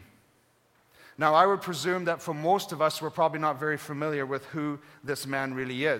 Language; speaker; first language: English; native; English